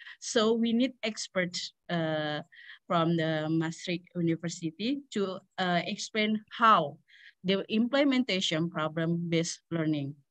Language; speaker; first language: English; non-native, learner; Indonesian